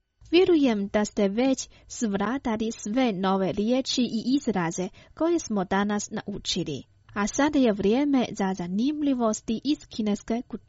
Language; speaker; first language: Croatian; non-native, fluent; Chinese